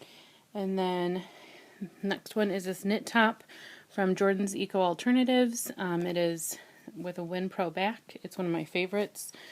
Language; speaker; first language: English; native; English